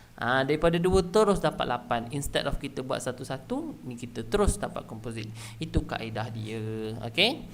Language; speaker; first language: Malay; native; Malay